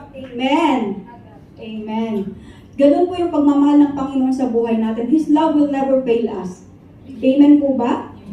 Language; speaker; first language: Filipino; non-native, local second language; Cebuano